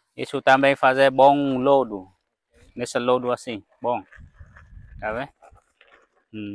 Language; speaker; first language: Portuguese; non-native, learner; Vietnamese